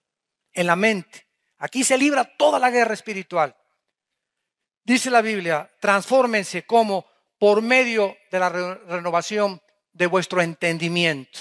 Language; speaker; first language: Spanish; native; Spanish